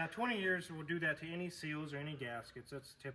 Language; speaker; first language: English; native; English